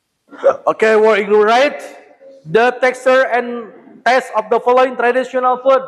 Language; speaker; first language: English; non-native, learner; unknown